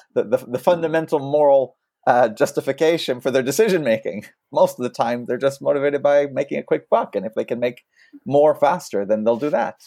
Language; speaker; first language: English; early bilingual, other home language; French